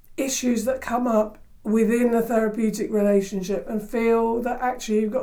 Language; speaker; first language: English; native; English